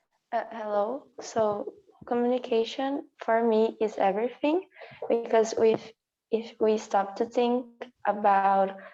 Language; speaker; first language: English; non-native, learner; Portuguese